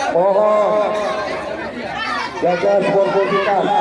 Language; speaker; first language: Indonesian; native; Indonesian